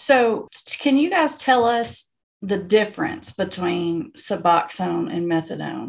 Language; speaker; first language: English; native; English